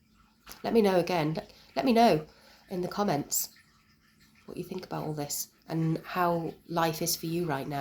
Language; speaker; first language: English; native; English